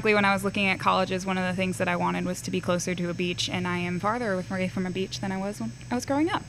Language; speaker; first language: English; native; English